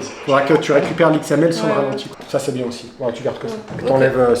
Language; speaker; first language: French; native; French